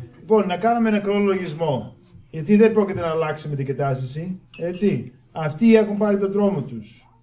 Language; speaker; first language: Greek; non-native, fluent; English